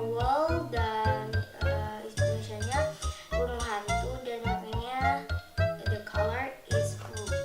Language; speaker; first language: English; non-native, learner; Indonesian